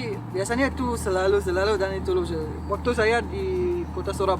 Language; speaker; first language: Indonesian; non-native, fluent; Arabic